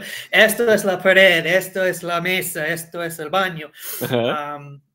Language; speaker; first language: Spanish; non-native, learner; English